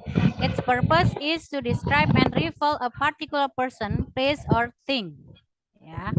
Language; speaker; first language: English; non-native, learner; Indonesian